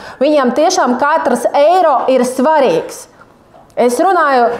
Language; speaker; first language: Latvian; non-native, local second language; Russian